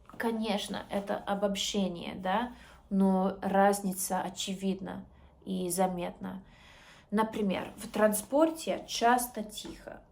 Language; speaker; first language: Russian; non-native, learner; English